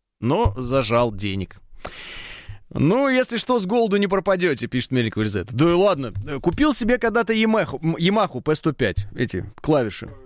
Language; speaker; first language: Russian; native; Russian